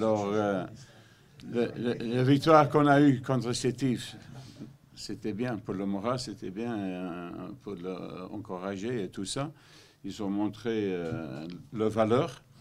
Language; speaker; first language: French; non-native, learner; Dutch